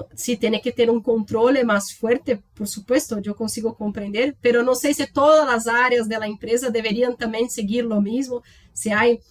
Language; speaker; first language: Spanish; non-native, learner; Portuguese